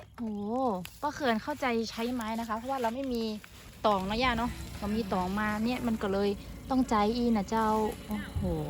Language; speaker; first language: Thai; non-native, local second language; Western Kayah